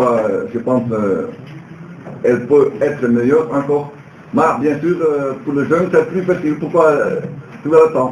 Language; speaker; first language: French; non-native, learner; Dutch